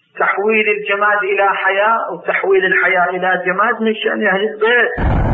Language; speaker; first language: Arabic; native; Arabic